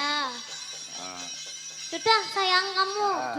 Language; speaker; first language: Indonesian; non-native, local second language; Javanese